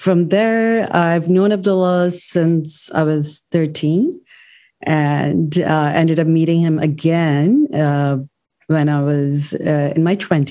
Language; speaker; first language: English; non-native, local second language; Urdu